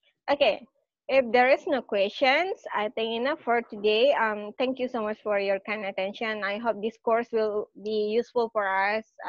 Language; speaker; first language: English; non-native, fluent; Indonesian